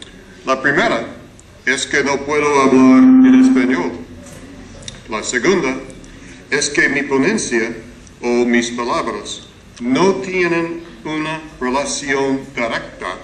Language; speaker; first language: Spanish; non-native, learner; English